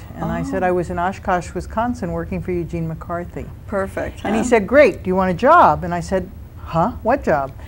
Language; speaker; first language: English; native; English